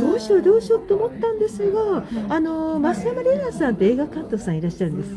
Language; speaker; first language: Japanese; native; Japanese